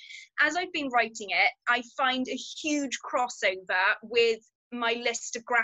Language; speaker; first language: English; native; English